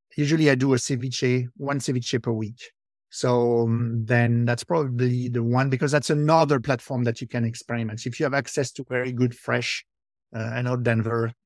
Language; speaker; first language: English; non-native, fluent; French